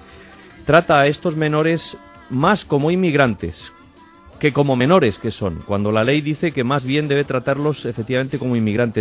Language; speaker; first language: Spanish; native; Spanish